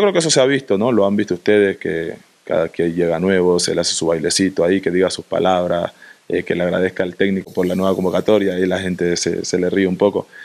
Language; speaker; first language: Spanish; native; Spanish